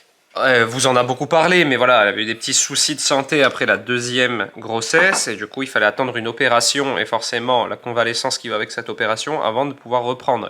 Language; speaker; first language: French; native; French